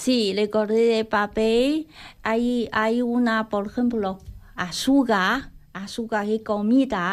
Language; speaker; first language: Spanish; non-native, learner; Chinese